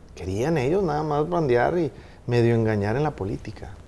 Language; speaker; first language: Spanish; native; Spanish